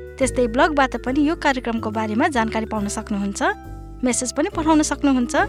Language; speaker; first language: Nepali; native; Nepali